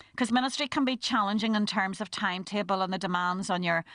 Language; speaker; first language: English; native; English